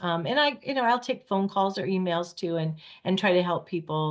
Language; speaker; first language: English; native; English